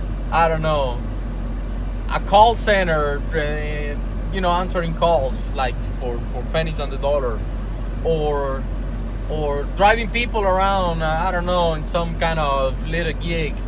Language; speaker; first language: English; non-native, fluent; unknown